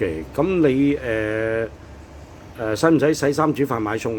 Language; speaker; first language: Cantonese; native; Cantonese